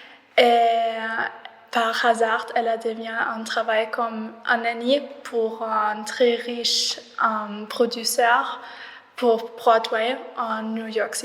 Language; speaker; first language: French; non-native, learner; German